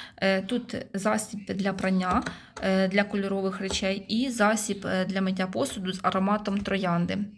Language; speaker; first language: Ukrainian; non-native, local second language; Russian